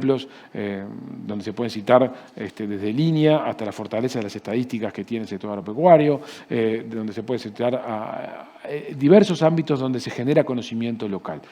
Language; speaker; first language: Spanish; native; Spanish